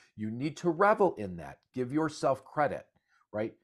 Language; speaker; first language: English; native; English